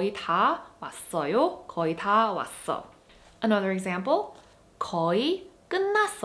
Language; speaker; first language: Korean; non-native, fluent; English